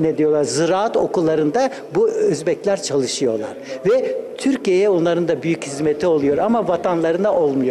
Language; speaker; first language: Turkish; early bilingual, other home language; Uzbek